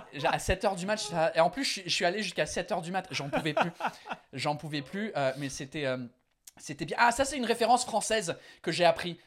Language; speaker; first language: French; non-native, fluent; English